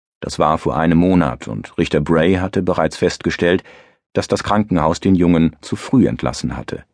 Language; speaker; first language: German; native; German